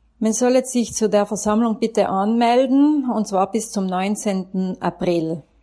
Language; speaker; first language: German; native; German